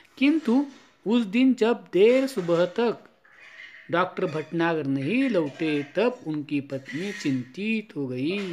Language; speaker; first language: Hindi; non-native, local second language; Marathi